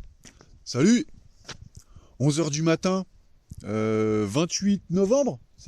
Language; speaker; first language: French; native; French